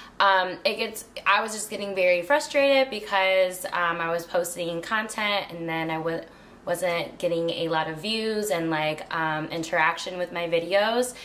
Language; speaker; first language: English; native; English